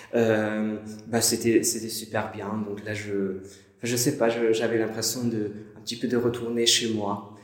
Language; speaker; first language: French; non-native, fluent; Hungarian